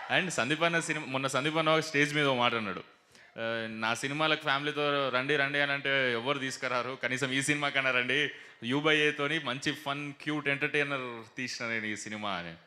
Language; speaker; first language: Telugu; native; Telugu